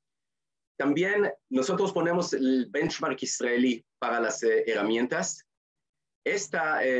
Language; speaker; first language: Spanish; non-native, fluent; Hebrew